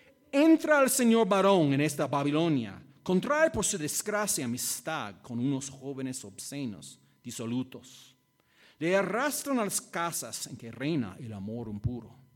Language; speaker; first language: Spanish; non-native, fluent; English